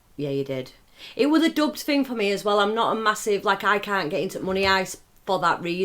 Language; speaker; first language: English; native; English